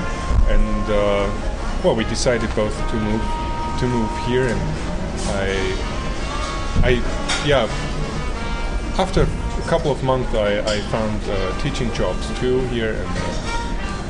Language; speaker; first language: English; non-native, fluent; German